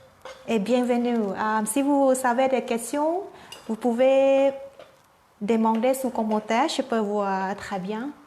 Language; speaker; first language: French; non-native, learner; Thai